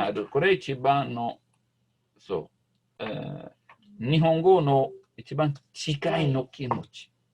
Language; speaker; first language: Japanese; non-native, learner; Italian